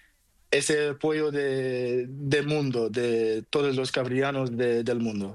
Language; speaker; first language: Spanish; non-native, learner; Portuguese